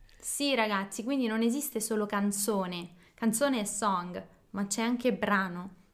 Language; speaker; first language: Italian; native; Italian